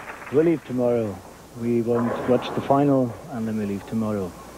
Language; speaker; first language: English; non-native, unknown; German